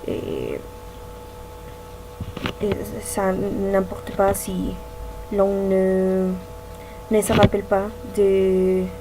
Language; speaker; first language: French; non-native, learner; Spanish